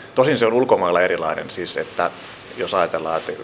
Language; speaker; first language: Finnish; native; Finnish